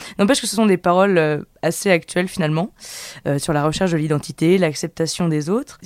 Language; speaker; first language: French; native; French